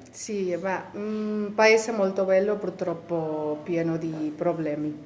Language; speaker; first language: Italian; early bilingual, heritage; Spanish